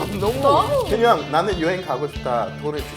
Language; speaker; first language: Korean; non-native, fluent; English